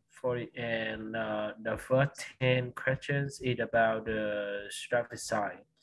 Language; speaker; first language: English; non-native, learner; Vietnamese